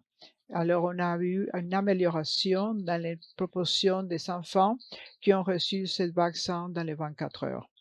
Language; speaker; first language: French; non-native, learner; English